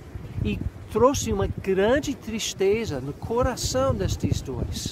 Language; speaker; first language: Portuguese; non-native, fluent; English